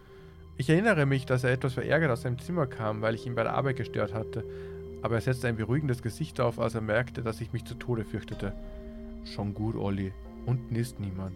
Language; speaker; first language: German; native; German